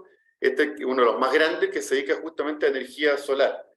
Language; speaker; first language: Spanish; native; Spanish